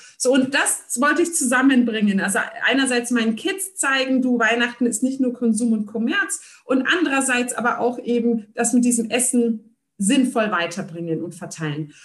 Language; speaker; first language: German; early bilingual, other home language; Turkish